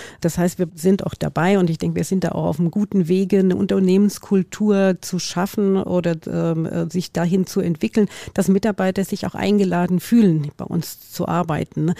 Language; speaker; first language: German; native; German